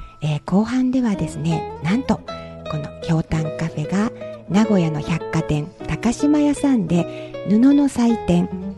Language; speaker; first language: Japanese; native; Japanese